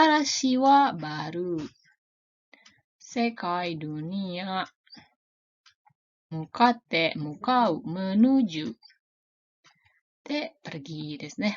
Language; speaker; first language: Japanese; non-native, fluent; Indonesian